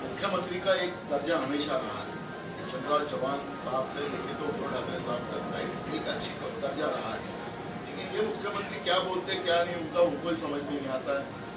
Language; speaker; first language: Hindi; non-native, local second language; Marathi